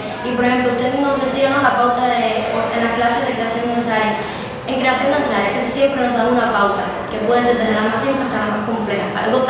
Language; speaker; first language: Spanish; native; Spanish